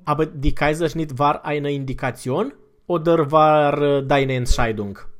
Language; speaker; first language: German; non-native, fluent; Romanian